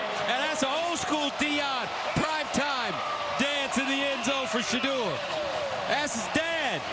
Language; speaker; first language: English; native; English